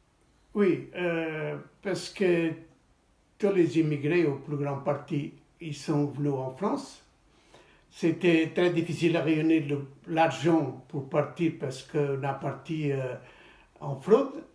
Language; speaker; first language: French; non-native, fluent; Portuguese